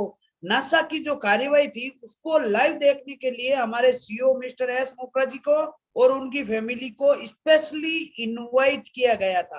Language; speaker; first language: Hindi; native; Hindi